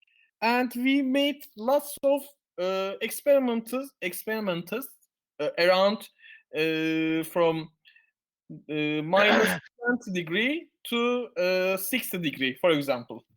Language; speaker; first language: English; non-native, fluent; Turkish